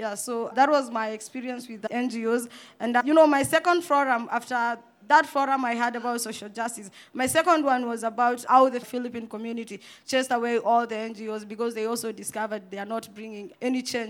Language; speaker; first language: English; non-native, local second language; Swahili